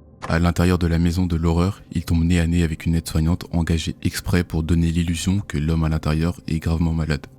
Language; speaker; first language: French; native; French